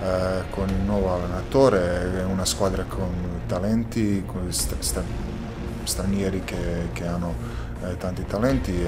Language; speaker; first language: Italian; non-native, learner; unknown